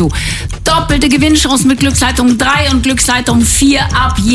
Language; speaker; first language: German; native; German